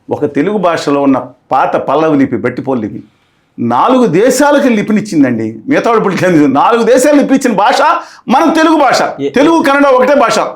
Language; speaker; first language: Telugu; native; Telugu